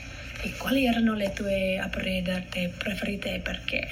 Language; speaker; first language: Italian; non-native, learner; English